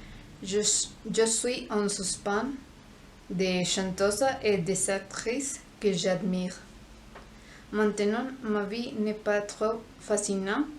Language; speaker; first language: French; non-native, learner; Spanish